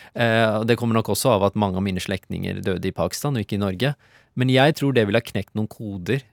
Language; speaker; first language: Norwegian; early bilingual, other home language; Urdu